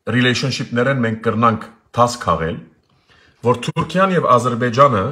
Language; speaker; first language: Armenian; early bilingual, heritage; Armenian